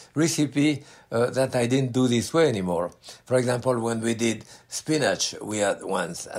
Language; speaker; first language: English; non-native, fluent; French